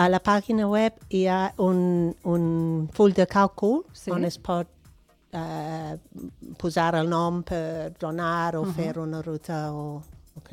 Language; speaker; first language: Catalan; non-native, fluent; English